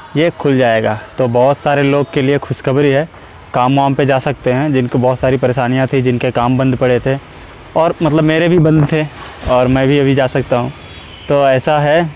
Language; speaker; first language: Hindi; native; Hindi